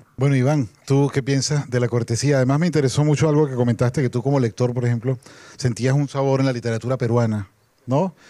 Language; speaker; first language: Spanish; native; Spanish